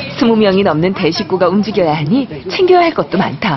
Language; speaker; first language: Korean; native; Korean